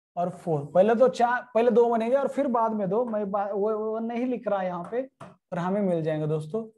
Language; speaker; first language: Hindi; non-native, local second language; Marathi